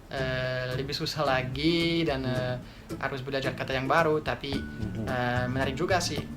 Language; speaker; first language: Indonesian; non-native, fluent; French